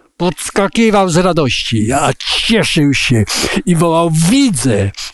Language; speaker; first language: Polish; native; Polish